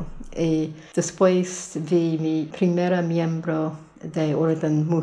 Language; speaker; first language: Spanish; non-native, fluent; English